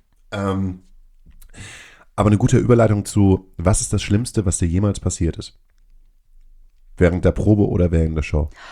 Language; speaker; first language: German; native; German